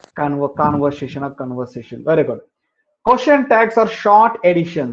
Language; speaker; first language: English; non-native, local second language; Kannada